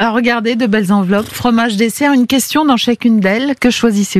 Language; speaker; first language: French; native; French